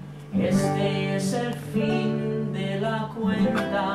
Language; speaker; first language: Spanish; non-native, learner; English